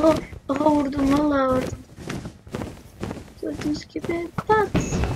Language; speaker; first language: Turkish; native; Turkish